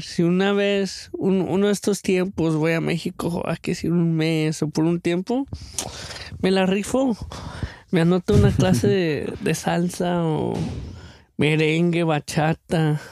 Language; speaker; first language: Spanish; early bilingual, other home language; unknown